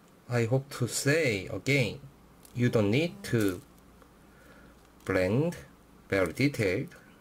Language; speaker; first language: English; non-native, learner; Korean